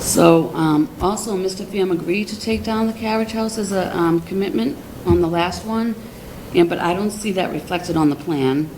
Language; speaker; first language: English; native; English